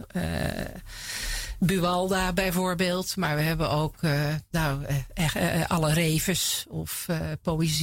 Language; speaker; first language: Dutch; native; Dutch